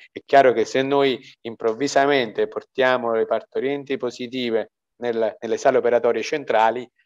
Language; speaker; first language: Italian; native; Italian